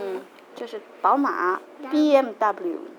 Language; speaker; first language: Chinese; native; Chinese